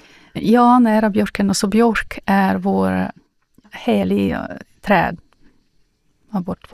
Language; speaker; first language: Swedish; non-native, learner; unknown